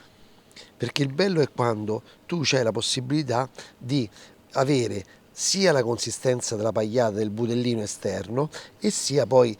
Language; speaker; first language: Italian; native; Italian